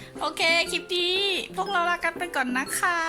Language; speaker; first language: Thai; native; Thai